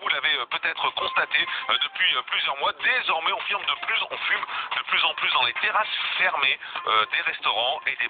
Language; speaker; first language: French; native; French